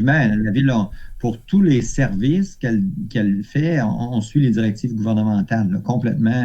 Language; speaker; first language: French; native; French